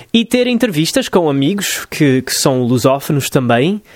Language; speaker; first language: Portuguese; early bilingual, other home language; English